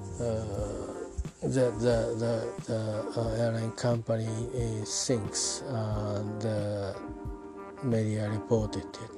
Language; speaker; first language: English; non-native, learner; Japanese